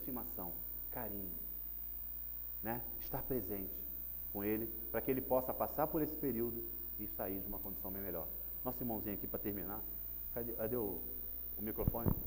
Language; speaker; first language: Portuguese; native; Portuguese